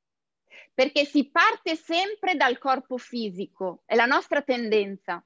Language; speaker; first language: Italian; native; Italian